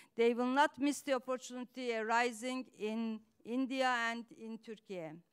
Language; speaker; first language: English; non-native, fluent; Turkish